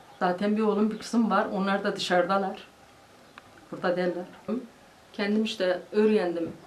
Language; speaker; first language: Turkish; non-native, local second language; Kurdish